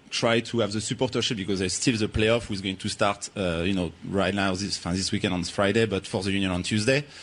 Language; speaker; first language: English; non-native, fluent; French